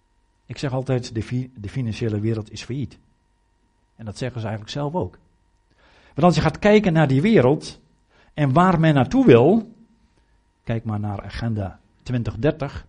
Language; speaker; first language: Dutch; native; Dutch